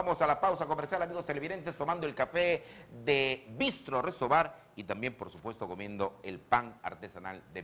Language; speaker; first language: Spanish; native; Spanish